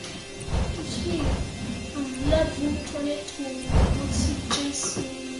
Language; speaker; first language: English; native; English